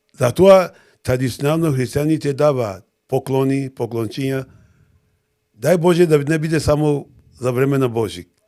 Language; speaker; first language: Macedonian; non-native, fluent; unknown